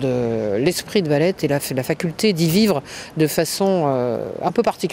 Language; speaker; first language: French; native; French